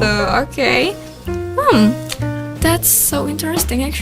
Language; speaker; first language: English; non-native, learner; Indonesian